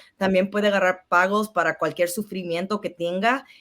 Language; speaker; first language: Spanish; early bilingual, heritage; Spanish